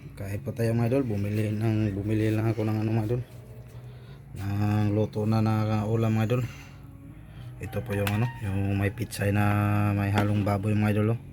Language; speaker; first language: Filipino; non-native, local second language; Cebuano